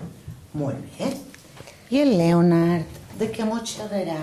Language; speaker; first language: Catalan; native; Catalan